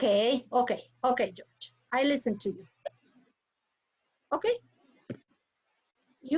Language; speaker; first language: English; non-native, fluent; Spanish